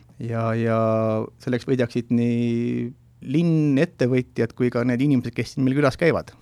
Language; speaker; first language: Estonian; native; Estonian